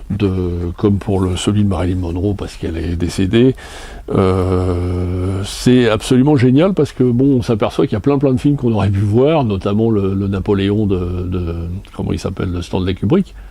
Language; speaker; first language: French; native; French